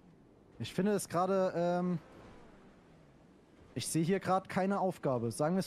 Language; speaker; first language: German; native; German